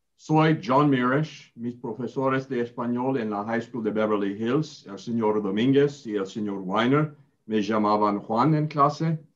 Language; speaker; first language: Spanish; non-native, learner; English